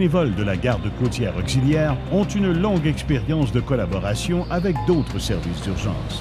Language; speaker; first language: French; native; French